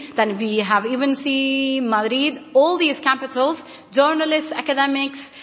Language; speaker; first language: English; non-native, fluent; Turkish